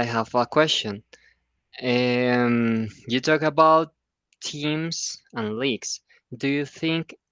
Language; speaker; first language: English; non-native, fluent; Spanish